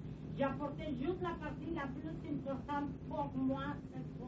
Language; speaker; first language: French; non-native, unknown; Spanish